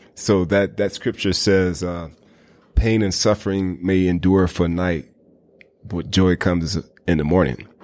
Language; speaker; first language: English; native; English